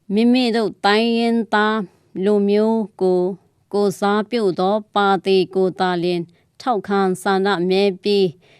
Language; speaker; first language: Burmese; non-native, local second language; Tedim Chin